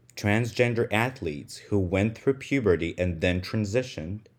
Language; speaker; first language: English; non-native, fluent; Russian